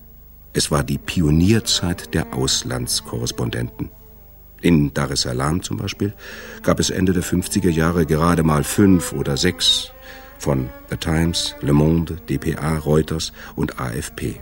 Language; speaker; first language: German; native; German